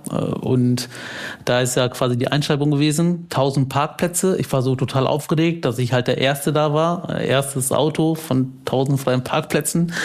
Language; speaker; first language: German; early bilingual, other home language; Tamil